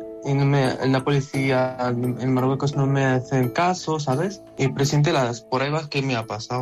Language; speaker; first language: Spanish; non-native, learner; Arabic